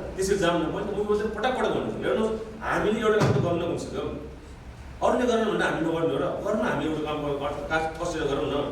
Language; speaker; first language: Nepali; native; Nepali